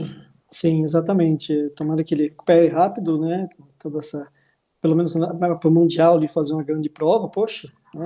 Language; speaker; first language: Portuguese; native; Portuguese